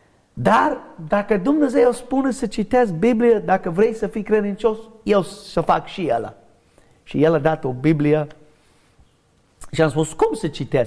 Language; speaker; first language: Romanian; non-native, learner; English